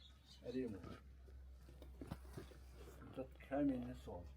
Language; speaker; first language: Russian; non-native, local second language; Uzbek